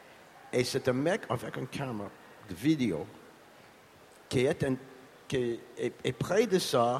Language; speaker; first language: French; non-native, learner; English